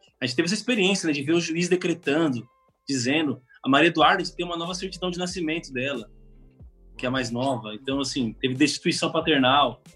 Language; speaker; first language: Portuguese; native; Portuguese